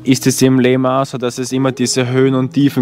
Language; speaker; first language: German; native; German